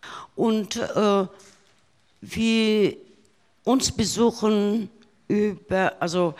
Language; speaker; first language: German; early bilingual, other home language; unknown